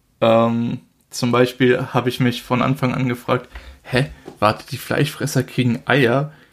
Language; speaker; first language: German; native; German